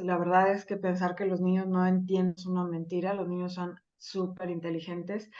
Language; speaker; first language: Spanish; native; Spanish